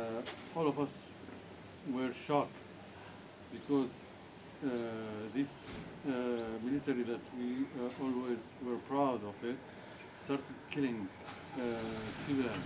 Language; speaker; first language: English; non-native, learner; Arabic